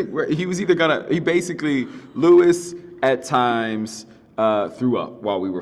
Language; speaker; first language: English; native; English